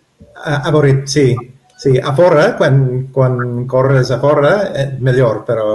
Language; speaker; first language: Catalan; non-native, learner; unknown